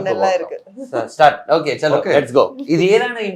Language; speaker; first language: Malayalam; non-native, learner; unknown